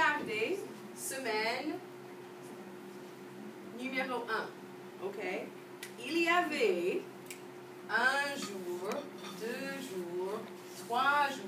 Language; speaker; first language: French; non-native, fluent; English